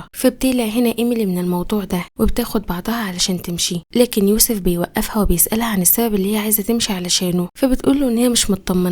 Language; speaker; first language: Arabic; native; Arabic